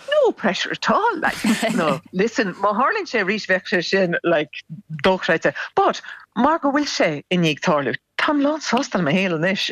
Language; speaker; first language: Irish; non-native, local second language; English